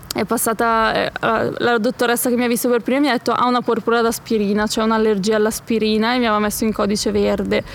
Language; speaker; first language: Italian; native; Italian